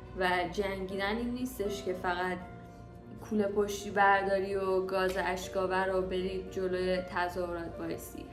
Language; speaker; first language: Persian; native; Persian